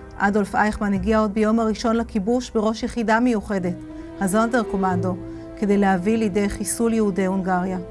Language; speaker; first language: Hebrew; native; Hebrew